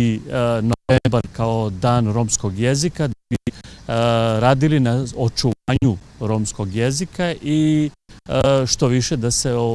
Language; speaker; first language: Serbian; non-native, local second language; Romany